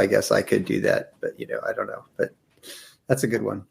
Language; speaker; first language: English; native; English